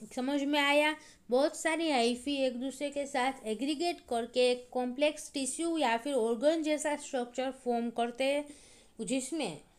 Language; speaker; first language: Hindi; non-native, local second language; Gujarati